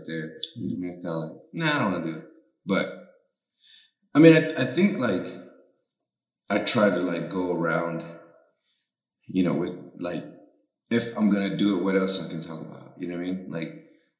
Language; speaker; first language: English; early bilingual, other home language; Spanish